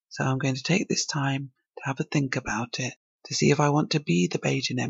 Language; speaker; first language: English; native; English